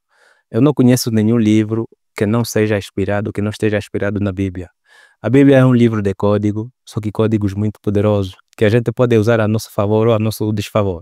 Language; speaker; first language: Portuguese; native; Portuguese